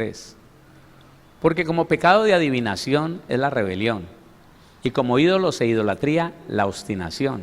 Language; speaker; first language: Spanish; native; Spanish